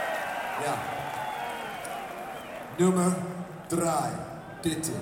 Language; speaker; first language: German; non-native, learner; English